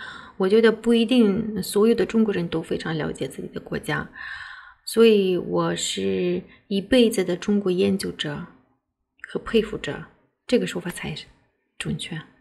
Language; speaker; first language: Chinese; non-native, fluent; Russian